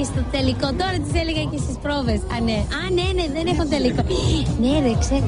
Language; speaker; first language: Greek; early bilingual, heritage; Greek